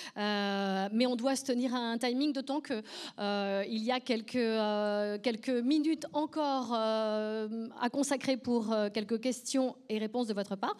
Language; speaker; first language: French; native; French